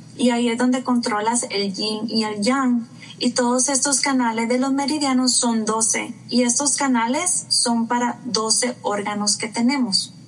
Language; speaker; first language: Spanish; native; Spanish